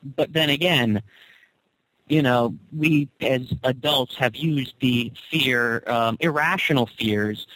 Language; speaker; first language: English; native; English